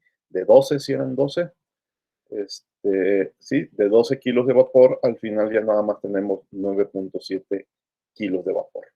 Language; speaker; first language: Spanish; native; Spanish